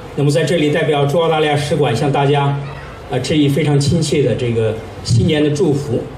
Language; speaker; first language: Chinese; native; Chinese